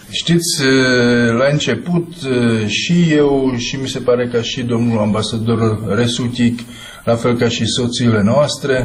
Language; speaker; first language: Romanian; non-native, fluent; Czech